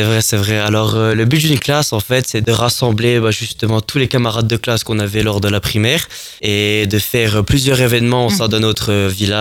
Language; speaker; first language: French; native; French